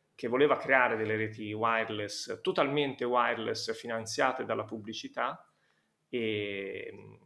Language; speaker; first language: Italian; native; Italian